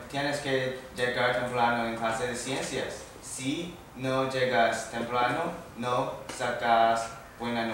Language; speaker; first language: Spanish; non-native, learner; English